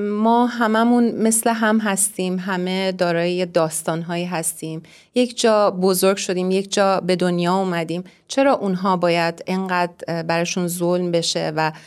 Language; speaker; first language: Persian; native; Persian